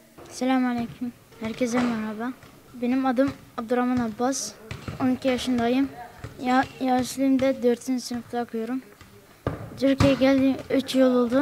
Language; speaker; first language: Turkish; early bilingual, other home language; Uyghur